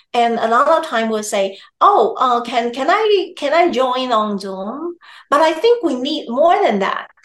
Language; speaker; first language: English; non-native, fluent; Chinese